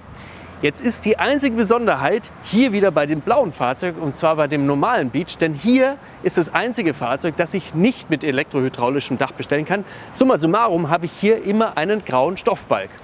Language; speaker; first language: German; native; German